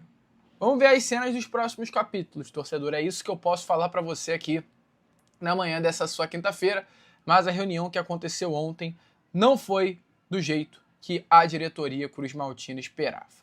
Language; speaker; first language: Portuguese; native; Portuguese